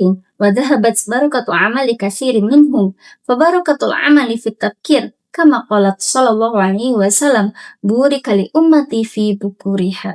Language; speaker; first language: Arabic; non-native, learner; Indonesian